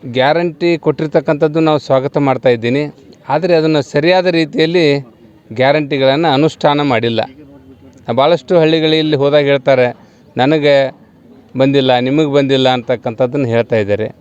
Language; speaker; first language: Kannada; native; Kannada